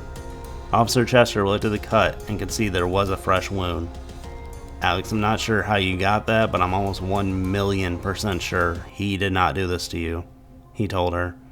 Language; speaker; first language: English; native; English